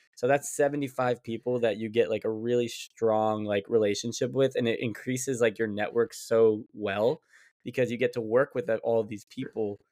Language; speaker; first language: English; native; English